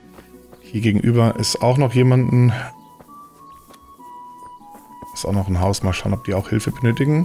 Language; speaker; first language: German; native; German